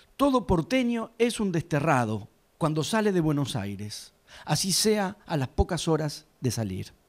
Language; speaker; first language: Spanish; native; Spanish